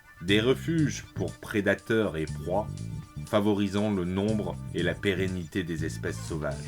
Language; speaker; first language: French; native; French